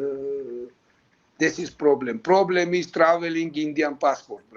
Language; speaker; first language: English; non-native, learner; Georgian